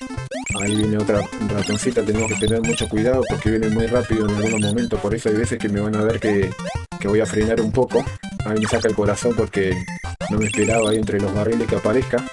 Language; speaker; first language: Spanish; native; Spanish